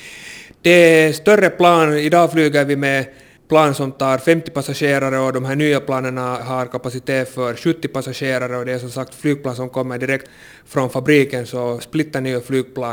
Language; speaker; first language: Swedish; native; Swedish